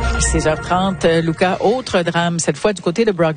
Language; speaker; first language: French; native; French